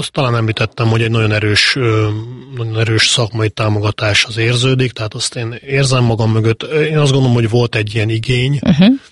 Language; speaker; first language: Hungarian; native; Hungarian